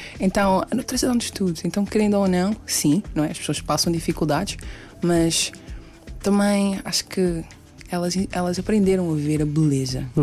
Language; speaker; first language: Portuguese; early bilingual, other home language; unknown